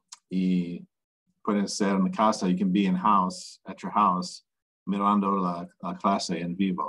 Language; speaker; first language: Spanish; non-native, learner; English